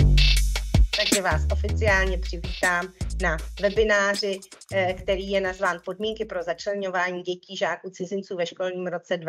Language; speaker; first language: Czech; native; Czech